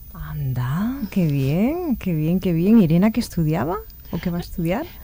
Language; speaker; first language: Spanish; native; Spanish